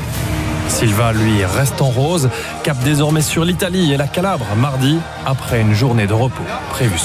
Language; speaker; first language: French; native; French